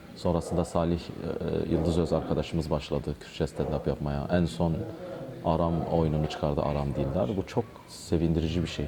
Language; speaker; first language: Turkish; non-native, local second language; Kurdish